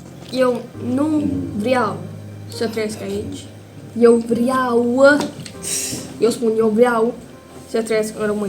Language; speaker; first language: Romanian; early bilingual, heritage; Romanian